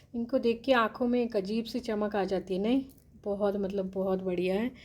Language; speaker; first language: Hindi; non-native, local second language; Telugu